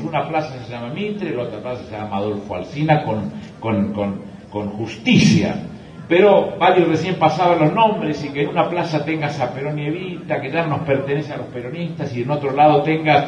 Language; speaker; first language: Spanish; native; Spanish